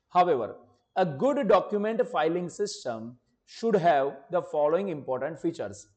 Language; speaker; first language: English; non-native, local second language; Gujarati